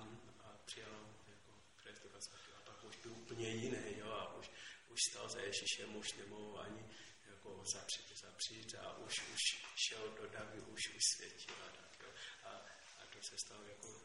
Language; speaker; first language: Czech; non-native, learner; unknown